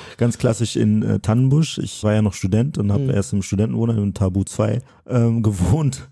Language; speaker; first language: German; early bilingual, other home language; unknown